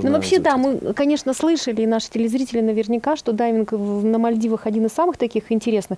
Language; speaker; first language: Russian; native; Russian